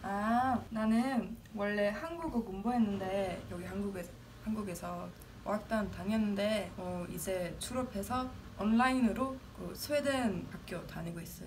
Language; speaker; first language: Korean; non-native, learner; Swedish